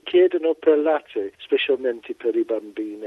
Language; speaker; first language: Italian; non-native, fluent; English